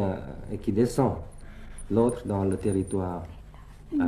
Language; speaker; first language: French; early bilingual, other home language; Thai